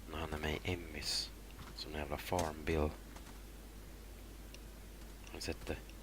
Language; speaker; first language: Swedish; native; Swedish